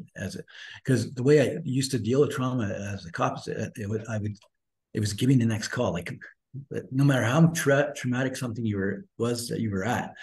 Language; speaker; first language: English; native; English